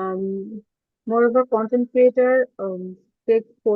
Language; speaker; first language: English; non-native, learner; Bangla